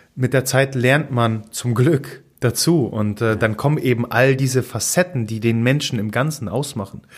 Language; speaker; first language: German; non-native, fluent; Polish